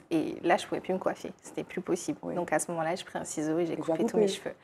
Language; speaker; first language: French; native; French